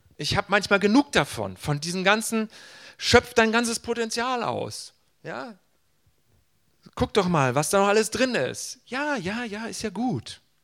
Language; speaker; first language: German; native; German